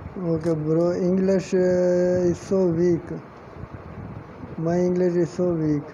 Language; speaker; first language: English; non-native, learner; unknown